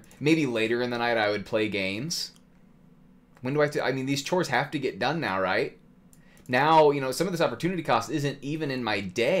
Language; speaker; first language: English; native; English